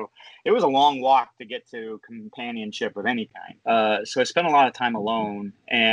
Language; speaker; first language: English; native; English